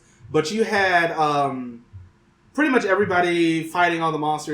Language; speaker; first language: English; native; English